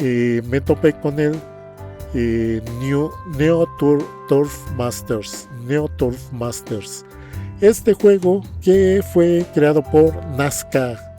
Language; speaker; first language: Spanish; native; Spanish